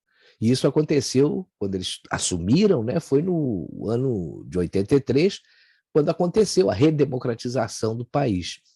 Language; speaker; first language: Portuguese; native; Portuguese